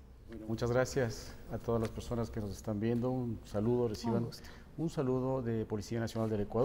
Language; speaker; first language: Spanish; native; Spanish